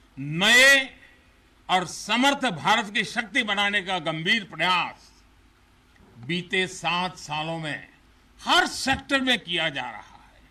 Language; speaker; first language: Hindi; non-native, local second language; Gujarati